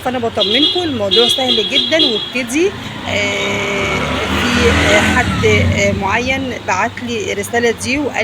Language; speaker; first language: Arabic; native; Arabic